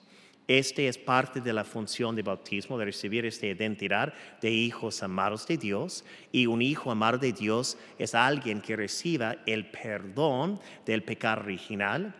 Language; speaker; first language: Spanish; non-native, fluent; English